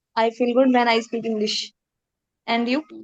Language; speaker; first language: English; non-native, learner; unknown